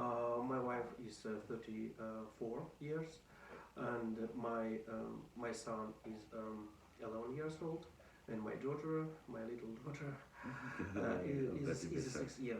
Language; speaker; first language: English; non-native, learner; Russian